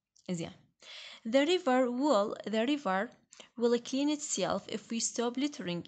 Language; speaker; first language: English; non-native, fluent; Arabic